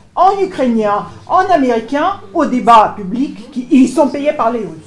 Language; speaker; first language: French; non-native, fluent; Russian